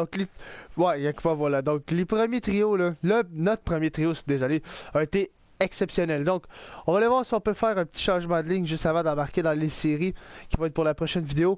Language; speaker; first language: French; native; French